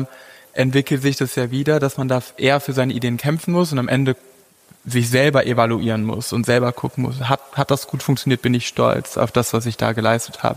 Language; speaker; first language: German; native; German